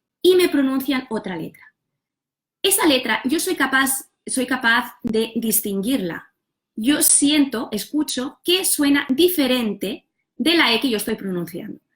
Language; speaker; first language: Spanish; non-native, local second language; Catalan